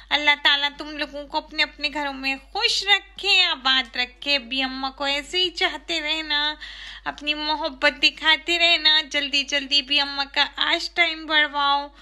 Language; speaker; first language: Urdu; native; Urdu